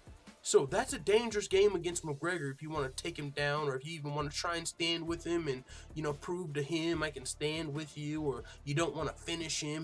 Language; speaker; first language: English; native; English